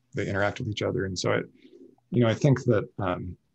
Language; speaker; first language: English; native; English